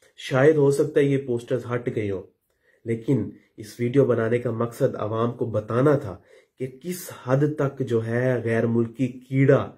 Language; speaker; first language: Urdu; non-native, local second language; Punjabi